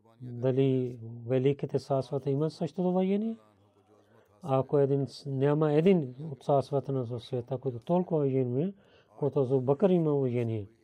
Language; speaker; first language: Bulgarian; non-native, learner; Urdu